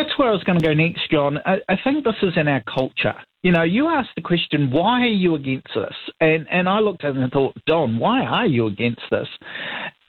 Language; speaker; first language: English; native; English